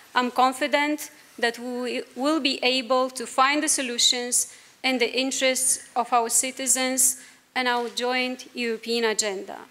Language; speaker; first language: English; non-native, fluent; Romanian